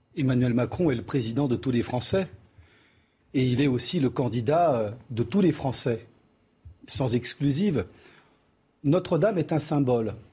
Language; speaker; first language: French; early bilingual, other home language; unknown